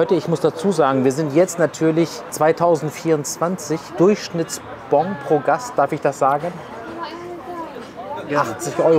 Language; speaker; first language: German; native; German